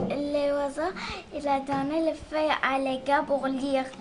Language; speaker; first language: French; non-native, learner; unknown